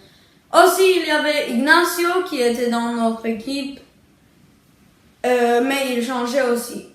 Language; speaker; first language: French; early bilingual, other home language; Czech